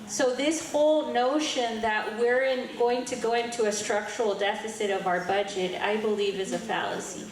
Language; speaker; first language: English; early bilingual, heritage; Spanish